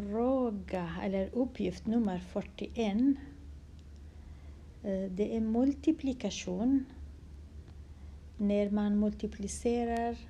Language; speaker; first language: Swedish; non-native, fluent; Kurdish